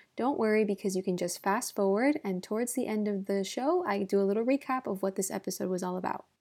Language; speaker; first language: English; native; English